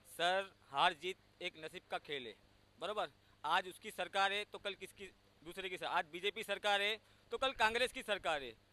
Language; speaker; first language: Hindi; non-native, local second language; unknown